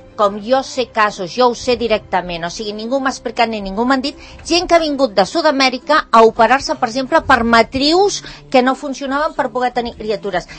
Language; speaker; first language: Catalan; native; Catalan